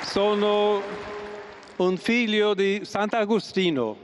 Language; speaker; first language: Italian; non-native, fluent; English